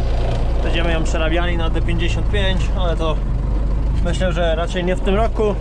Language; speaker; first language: Polish; native; Polish